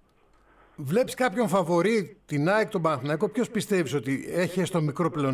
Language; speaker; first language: Greek; native; Greek